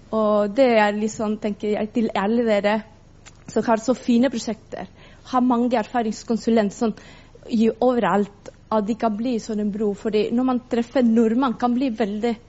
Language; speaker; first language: Norwegian; non-native, fluent; Spanish